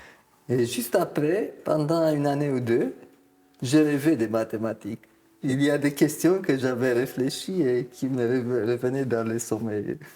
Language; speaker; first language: French; non-native, fluent; Romanian